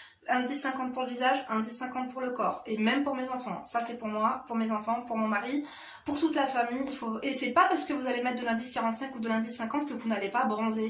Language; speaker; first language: French; native; French